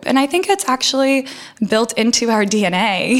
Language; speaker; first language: English; early bilingual, other home language; Russian